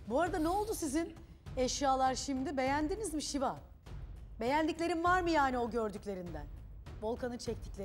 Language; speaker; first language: Turkish; native; Turkish